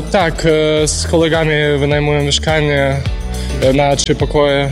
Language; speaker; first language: Polish; non-native, learner; Ukrainian